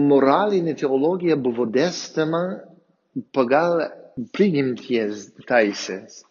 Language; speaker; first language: Lithuanian; non-native, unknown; English